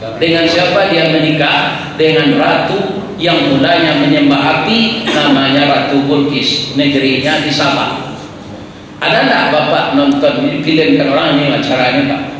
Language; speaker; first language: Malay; non-native, local second language; Minangkabau